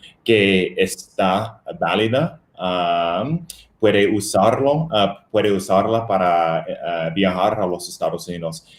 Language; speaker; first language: Spanish; non-native, fluent; English